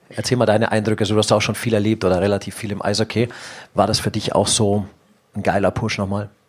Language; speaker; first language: German; native; German